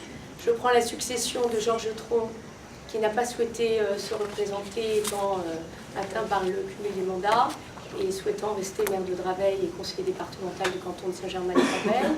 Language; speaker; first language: French; native; French